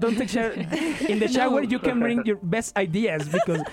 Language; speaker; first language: English; non-native, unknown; Spanish